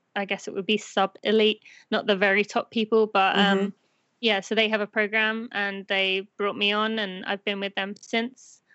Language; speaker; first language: English; native; English